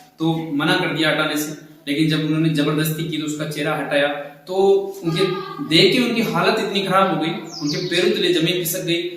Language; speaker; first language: Hindi; native; Hindi